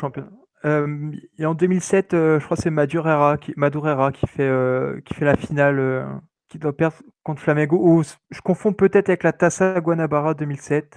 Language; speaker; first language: French; native; French